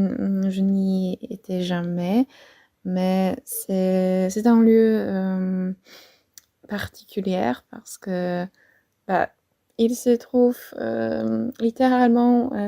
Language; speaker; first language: French; non-native, fluent; Polish